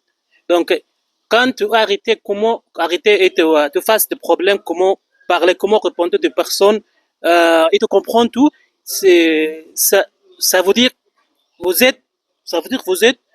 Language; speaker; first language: French; non-native, fluent; Arabic